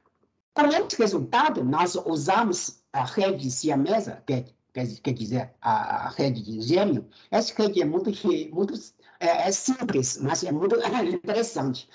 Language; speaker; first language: Portuguese; non-native, fluent; Chinese